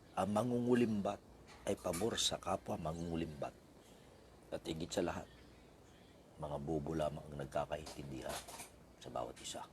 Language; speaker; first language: Filipino; non-native, local second language; Iloko